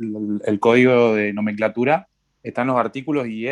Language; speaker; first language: Spanish; native; Spanish